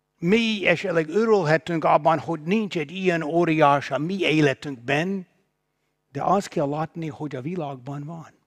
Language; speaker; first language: Hungarian; non-native, fluent; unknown